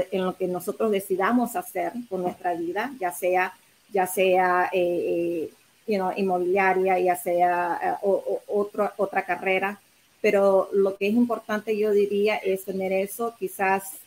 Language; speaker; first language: Spanish; native; Spanish